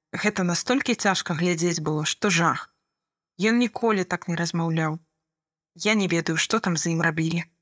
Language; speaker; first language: Belarusian; non-native, fluent; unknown